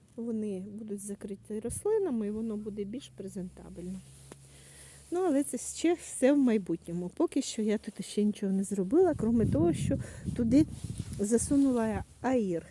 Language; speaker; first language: Ukrainian; native; Ukrainian